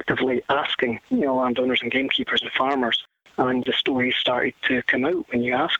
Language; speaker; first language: English; native; English